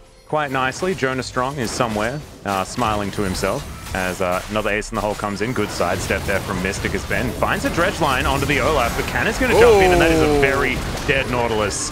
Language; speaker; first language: English; native; English